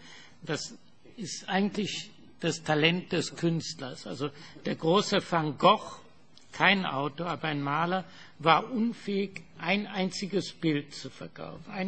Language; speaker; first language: German; non-native, fluent; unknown